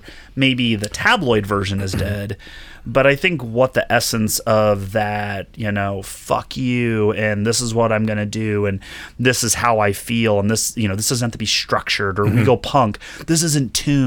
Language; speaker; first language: English; native; English